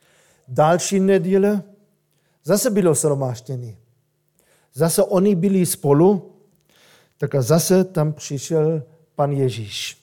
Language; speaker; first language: Czech; non-native, fluent; German